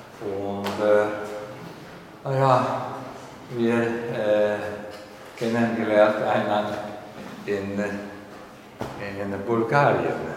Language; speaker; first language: German; non-native, learner; Hungarian